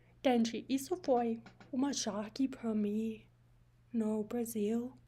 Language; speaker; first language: Portuguese; non-native, learner; English